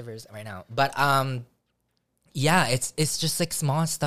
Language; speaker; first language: English; early bilingual, other home language; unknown